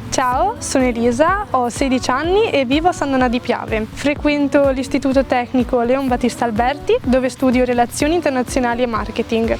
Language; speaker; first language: Italian; native; Italian